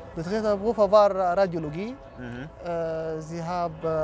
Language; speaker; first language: German; non-native, fluent; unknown